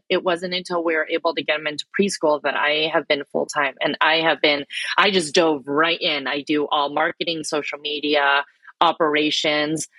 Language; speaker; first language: English; early bilingual, other home language; Filipino